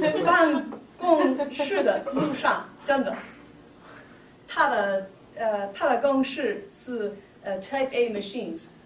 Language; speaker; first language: Chinese; non-native, learner; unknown